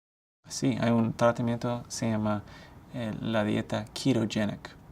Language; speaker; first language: Spanish; non-native, fluent; English